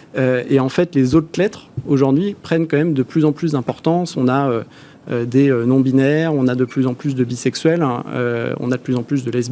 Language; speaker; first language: French; native; French